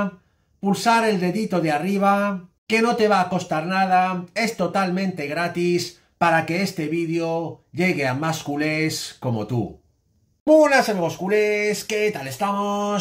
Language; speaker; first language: Spanish; native; Spanish